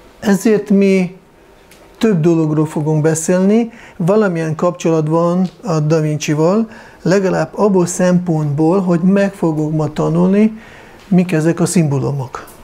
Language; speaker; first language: Hungarian; non-native, fluent; Russian